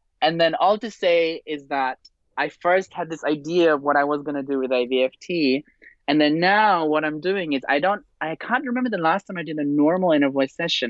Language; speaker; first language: English; non-native, fluent; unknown